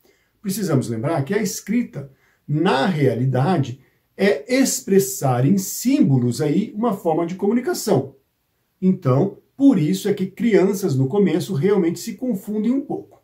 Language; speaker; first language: Portuguese; native; Portuguese